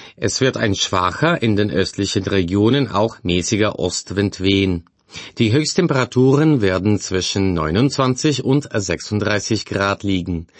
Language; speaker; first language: German; non-native, fluent; Bulgarian